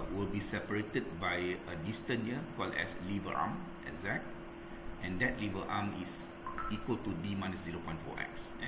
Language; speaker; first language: English; non-native, local second language; Malay